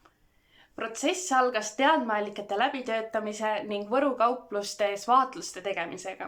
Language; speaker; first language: Estonian; native; Estonian